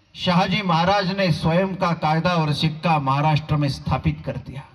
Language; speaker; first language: Hindi; non-native, local second language; Marathi